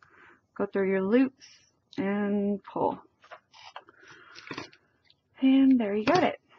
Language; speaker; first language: English; native; English